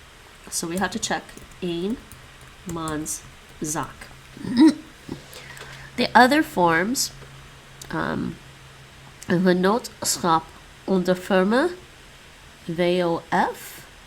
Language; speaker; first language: Dutch; non-native, learner; English